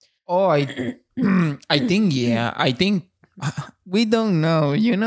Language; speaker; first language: English; non-native, learner; Spanish